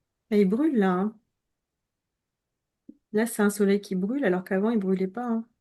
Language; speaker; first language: French; native; French